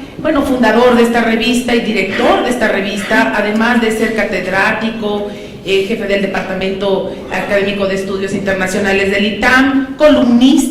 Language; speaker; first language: Spanish; native; Spanish